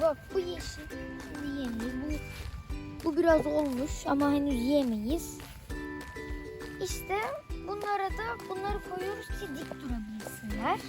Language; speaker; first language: Turkish; early bilingual, heritage; Turkish